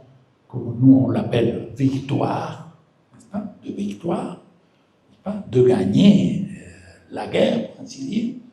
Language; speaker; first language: French; non-native, fluent; Spanish